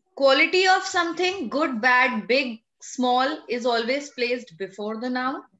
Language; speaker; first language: English; non-native, local second language; Hindi